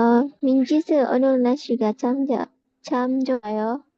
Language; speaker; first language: Korean; non-native, learner; Indonesian